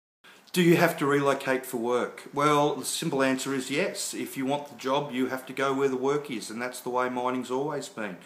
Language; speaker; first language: English; native; English